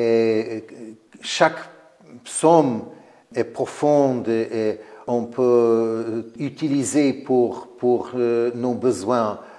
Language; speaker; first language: French; non-native, fluent; Ukrainian